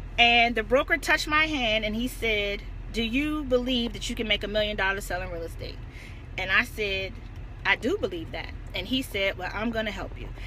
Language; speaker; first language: English; native; English